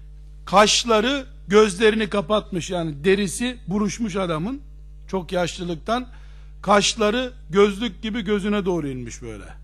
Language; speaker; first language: Turkish; native; Turkish